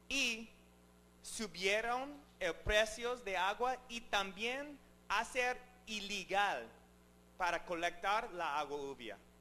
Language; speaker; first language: Spanish; non-native, learner; English